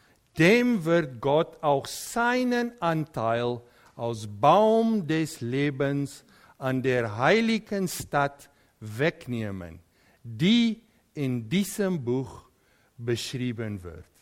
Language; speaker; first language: German; non-native, fluent; Dutch